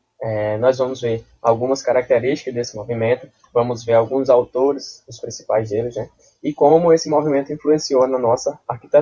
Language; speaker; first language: Portuguese; native; Portuguese